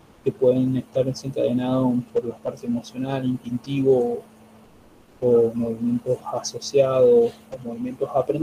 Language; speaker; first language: Spanish; native; Spanish